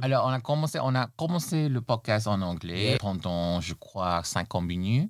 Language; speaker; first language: French; non-native, fluent; Chinese